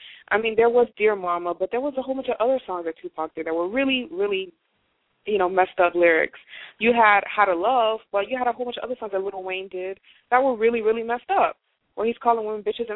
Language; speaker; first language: English; non-native, fluent; Haitian Creole